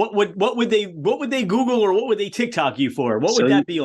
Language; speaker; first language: English; native; English